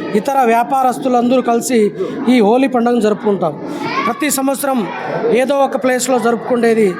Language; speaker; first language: Telugu; non-native, local second language; Lambadi